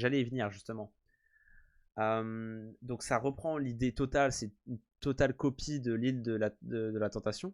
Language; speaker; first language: French; native; French